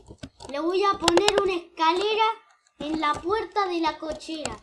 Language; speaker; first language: Spanish; native; Spanish